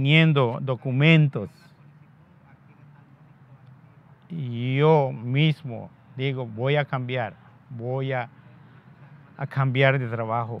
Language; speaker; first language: Spanish; non-native, local second language; Yucateco